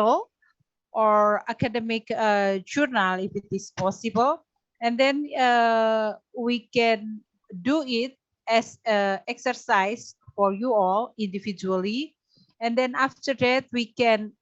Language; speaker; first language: English; non-native, fluent; Indonesian